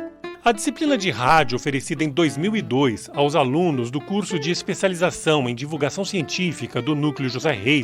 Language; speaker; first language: Portuguese; native; Portuguese